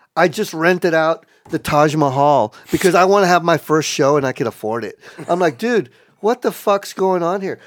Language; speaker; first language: English; native; English